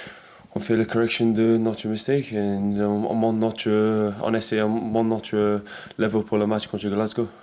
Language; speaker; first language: French; non-native, learner; English